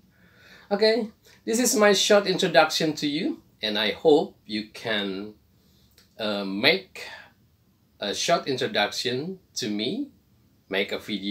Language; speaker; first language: English; non-native, fluent; Indonesian